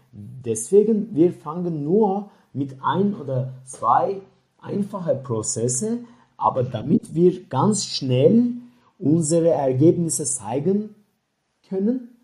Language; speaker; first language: German; non-native, learner; Turkish